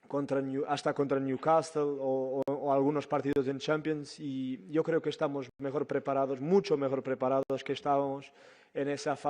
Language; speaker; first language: Spanish; non-native, fluent; Portuguese